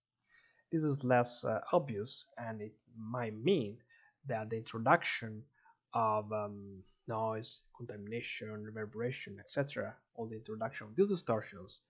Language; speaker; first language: English; non-native, fluent; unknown